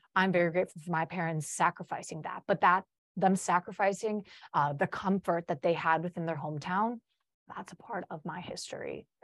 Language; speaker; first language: English; early bilingual, other home language; Polish